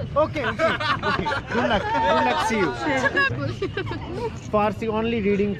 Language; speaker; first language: English; non-native, learner; Urdu